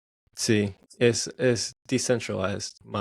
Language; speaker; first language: Spanish; non-native, learner; English